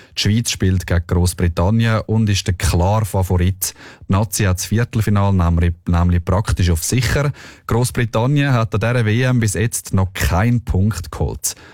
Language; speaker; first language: German; native; German